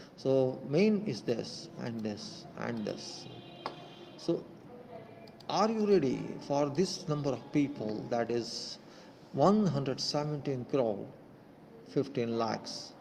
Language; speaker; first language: English; non-native, local second language; Hindi